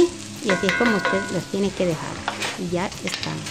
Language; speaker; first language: Spanish; native; Spanish